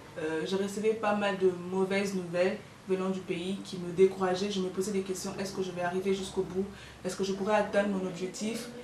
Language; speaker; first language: French; non-native, local second language; Lingala